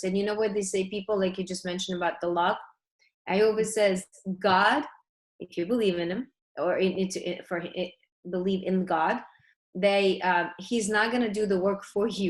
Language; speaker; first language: English; early bilingual, other home language; Russian